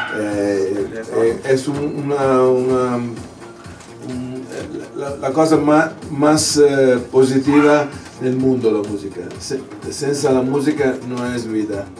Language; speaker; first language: Spanish; non-native, learner; Italian